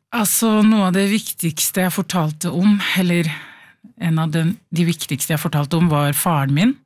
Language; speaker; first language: Norwegian; early bilingual, other home language; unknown